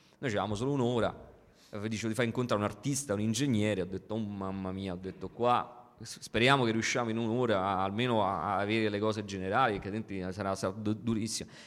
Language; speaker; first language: Italian; native; Italian